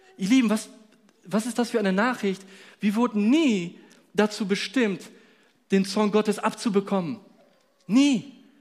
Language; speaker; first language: German; non-native, fluent; Polish